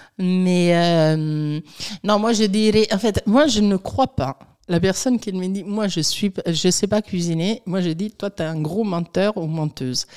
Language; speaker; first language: French; non-native, fluent; Italian